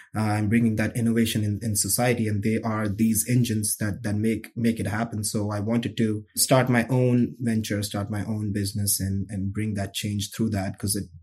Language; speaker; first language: English; non-native, local second language; Hindi